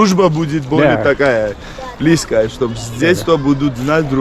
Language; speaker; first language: Russian; non-native, fluent; Georgian